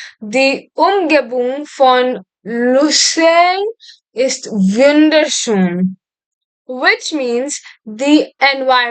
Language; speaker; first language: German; non-native, fluent; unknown